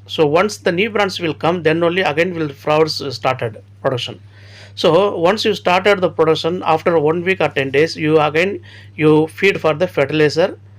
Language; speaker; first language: English; non-native, local second language; Tamil